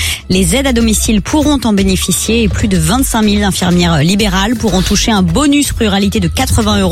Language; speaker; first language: French; native; French